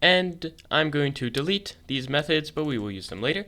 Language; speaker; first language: English; native; English